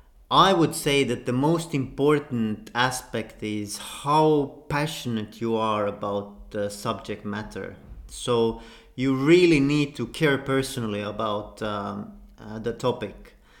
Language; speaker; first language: English; non-native, fluent; Estonian